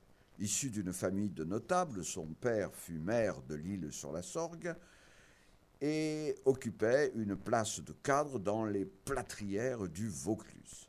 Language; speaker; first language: French; native; French